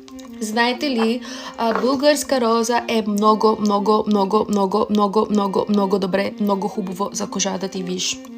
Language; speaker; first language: Bulgarian; non-native, learner; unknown